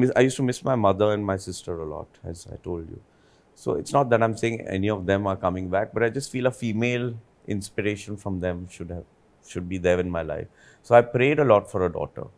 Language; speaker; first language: English; non-native, local second language; Hindi